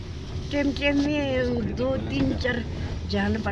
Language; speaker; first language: Hindi; non-native, local second language; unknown